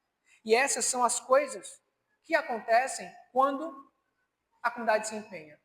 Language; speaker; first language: Portuguese; native; Portuguese